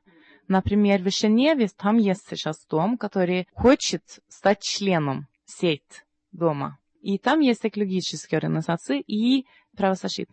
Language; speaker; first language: Russian; non-native, learner; Norwegian